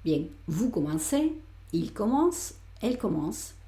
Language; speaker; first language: French; non-native, fluent; Spanish